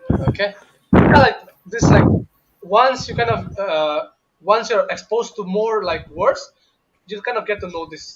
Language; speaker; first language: English; non-native, local second language; Bangla